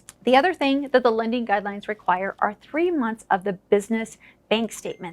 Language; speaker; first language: English; native; English